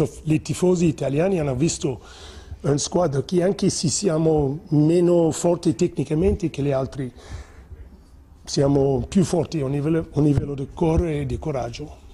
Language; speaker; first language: Italian; non-native, fluent; English